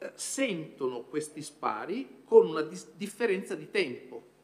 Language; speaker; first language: Italian; native; Italian